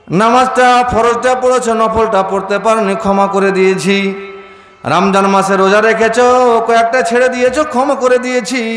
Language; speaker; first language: Bangla; non-native, fluent; Urdu